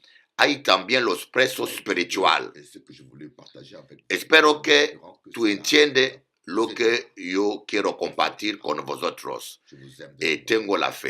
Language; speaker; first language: Spanish; non-native, learner; French